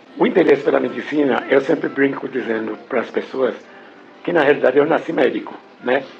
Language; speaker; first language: Portuguese; non-native, fluent; English